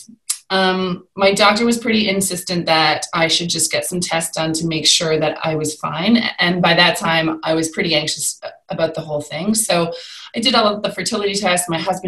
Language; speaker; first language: English; native; English